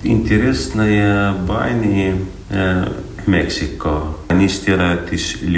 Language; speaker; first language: Russian; non-native, local second language; Estonian